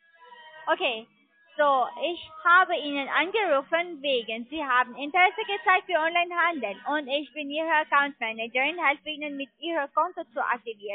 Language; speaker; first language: German; non-native, learner; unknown